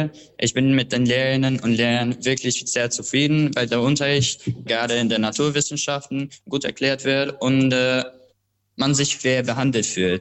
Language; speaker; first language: German; non-native, fluent; Albanian